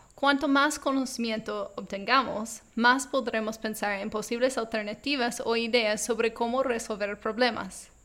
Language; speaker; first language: Spanish; non-native, fluent; English